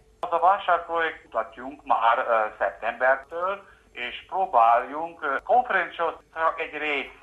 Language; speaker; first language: Hungarian; early bilingual, heritage; Hungarian